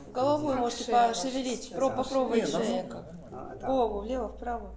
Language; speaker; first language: Russian; non-native, local second language; Ukrainian